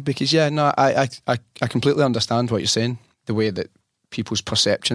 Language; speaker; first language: English; native; English